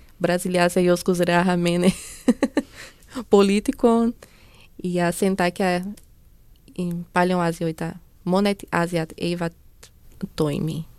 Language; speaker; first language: Finnish; non-native, learner; Portuguese